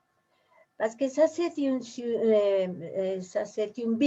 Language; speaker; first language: French; non-native, learner; Spanish